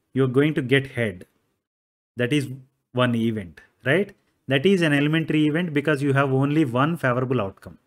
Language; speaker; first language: English; non-native, local second language; Telugu